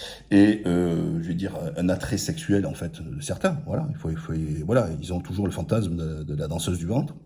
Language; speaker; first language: French; native; French